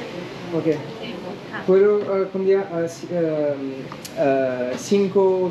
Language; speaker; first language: Spanish; non-native, learner; French